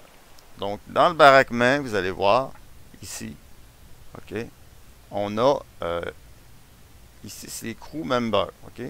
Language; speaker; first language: French; native; French